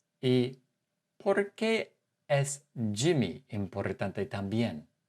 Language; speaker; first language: Spanish; non-native, fluent; English